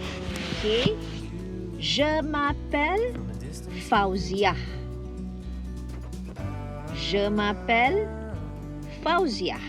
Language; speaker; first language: French; non-native, learner; Malay